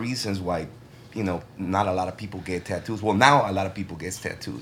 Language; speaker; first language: English; early bilingual, other home language; Spanish